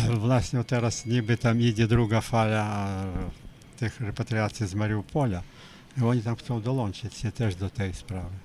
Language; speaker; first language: Polish; early bilingual, heritage; Polish